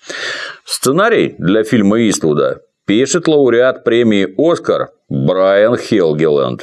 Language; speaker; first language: Russian; native; Russian